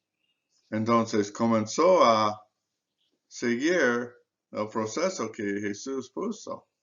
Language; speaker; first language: Spanish; non-native, fluent; English